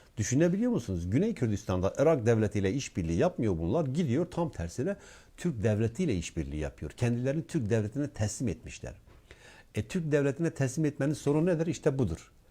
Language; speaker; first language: Turkish; non-native, local second language; Kurdish